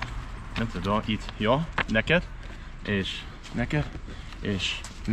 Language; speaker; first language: Hungarian; non-native, learner; English